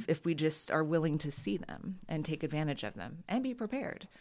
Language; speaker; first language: English; native; English